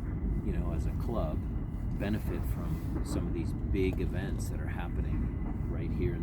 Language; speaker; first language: English; native; English